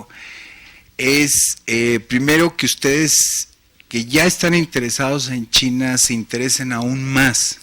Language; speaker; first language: Spanish; native; Spanish